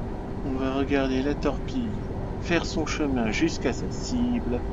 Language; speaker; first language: French; native; French